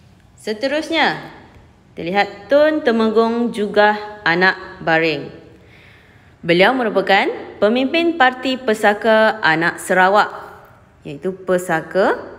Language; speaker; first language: Malay; native; Malay